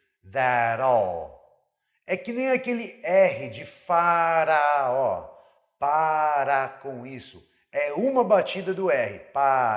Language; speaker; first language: Portuguese; non-native, fluent; English